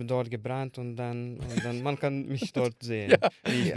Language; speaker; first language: German; non-native, learner; Hungarian